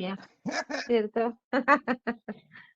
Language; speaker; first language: Spanish; native; Spanish